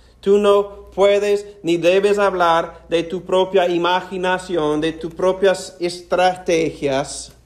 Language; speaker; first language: Spanish; non-native, fluent; English